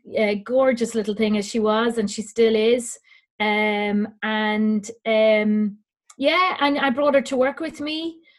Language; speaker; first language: English; native; English